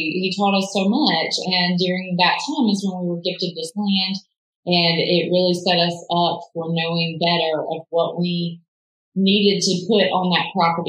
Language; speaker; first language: English; native; English